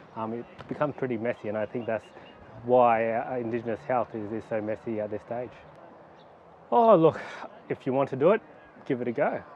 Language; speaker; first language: English; native; English